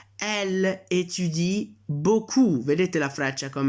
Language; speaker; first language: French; non-native, fluent; Italian